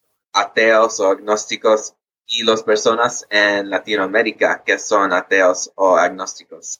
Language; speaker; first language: Spanish; early bilingual, heritage; English